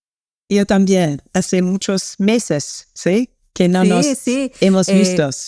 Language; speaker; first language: Spanish; non-native, learner; English